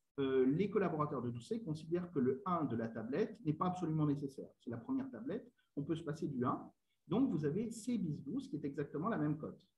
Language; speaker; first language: French; native; French